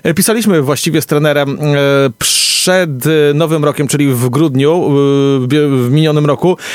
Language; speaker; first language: Polish; native; Polish